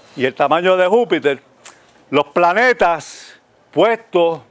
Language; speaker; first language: Spanish; native; Spanish